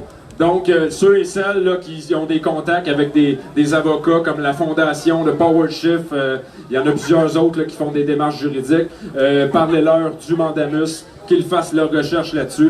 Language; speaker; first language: French; native; French